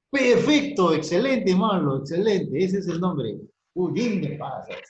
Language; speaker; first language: Spanish; native; Spanish